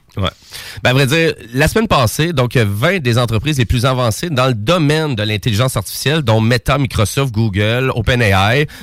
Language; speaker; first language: French; native; French